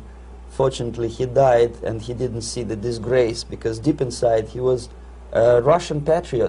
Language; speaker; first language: English; non-native, fluent; Russian